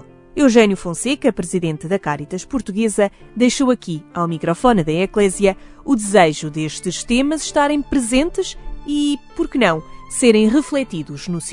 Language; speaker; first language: Portuguese; native; Portuguese